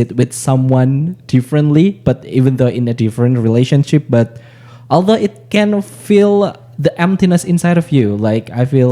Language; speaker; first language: English; non-native, learner; Indonesian